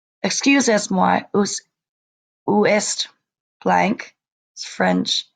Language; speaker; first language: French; non-native, learner; English